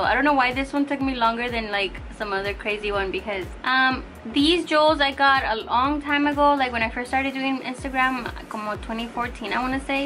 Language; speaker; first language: English; early bilingual, other home language; Spanish